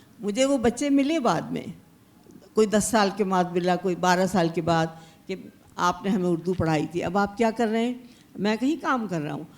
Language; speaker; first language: Urdu; native; Urdu